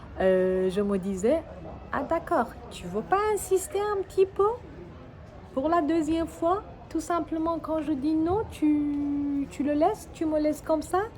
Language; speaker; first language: French; non-native, fluent; Persian